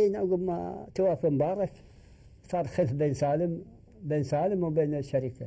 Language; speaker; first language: Arabic; native; Arabic